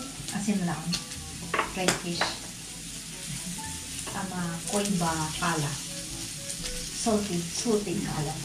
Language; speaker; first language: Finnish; non-native, learner; Filipino